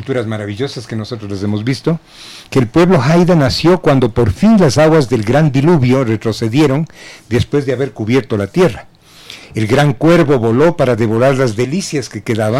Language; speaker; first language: Spanish; native; Spanish